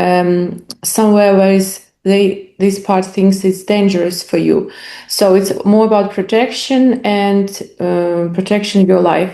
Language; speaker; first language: English; non-native, fluent; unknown